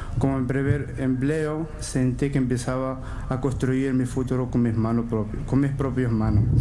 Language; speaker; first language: Spanish; non-native, learner; Arabic